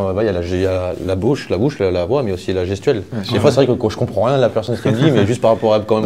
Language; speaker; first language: French; native; French